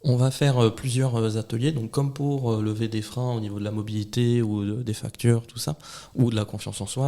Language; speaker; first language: French; native; French